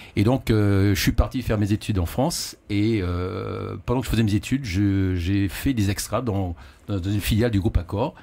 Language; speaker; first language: French; native; French